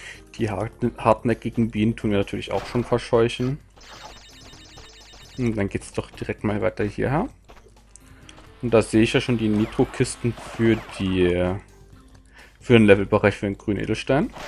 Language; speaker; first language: German; native; German